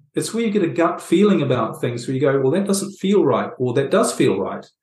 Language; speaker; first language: English; native; English